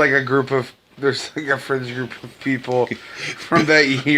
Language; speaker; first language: English; native; English